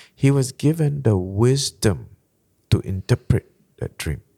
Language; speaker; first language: English; non-native, local second language; Malay